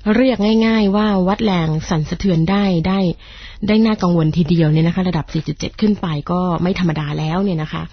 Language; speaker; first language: Thai; native; Thai